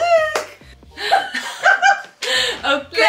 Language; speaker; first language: Dutch; native; Dutch